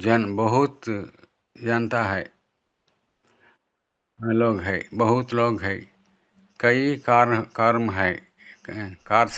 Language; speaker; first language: Hindi; non-native, local second language; Telugu